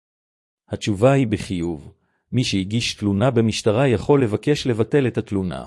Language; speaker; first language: Hebrew; native; Hebrew